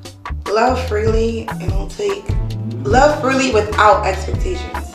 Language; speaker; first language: English; native; English